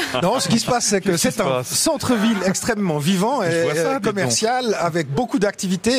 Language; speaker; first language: French; native; French